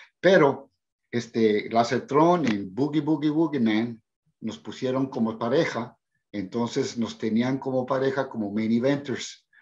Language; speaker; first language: Spanish; early bilingual, heritage; Spanish